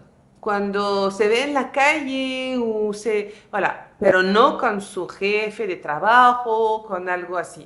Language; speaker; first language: Spanish; non-native, fluent; French